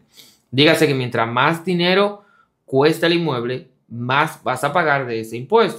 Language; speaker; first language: Spanish; native; Spanish